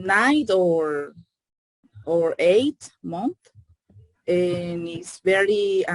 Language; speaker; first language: English; non-native, learner; Spanish